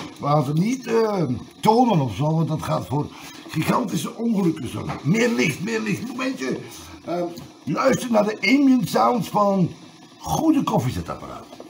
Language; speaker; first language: Dutch; native; Dutch